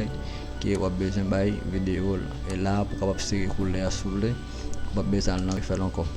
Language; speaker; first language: French; non-native, learner; Haitian Creole